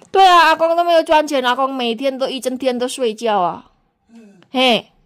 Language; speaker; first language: Chinese; non-native, local second language; Indonesian